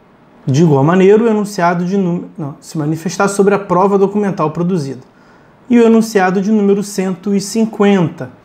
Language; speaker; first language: Portuguese; native; Portuguese